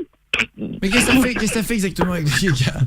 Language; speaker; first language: French; native; French